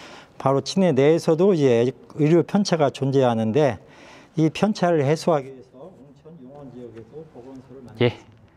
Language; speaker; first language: Korean; native; Korean